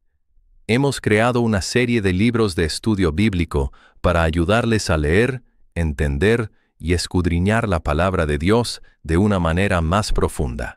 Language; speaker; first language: Spanish; native; Spanish